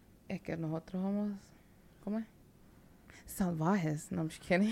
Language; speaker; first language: Spanish; early bilingual, heritage; Spanish